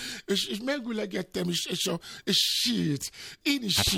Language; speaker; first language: Hungarian; non-native, learner; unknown